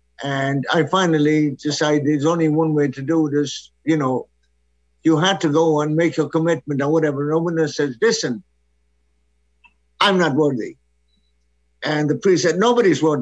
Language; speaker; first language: English; non-native, local second language; Irish